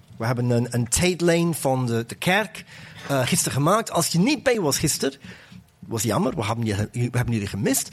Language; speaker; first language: Dutch; non-native, fluent; English